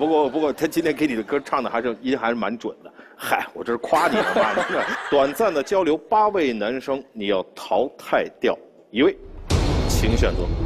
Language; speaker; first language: Chinese; native; Chinese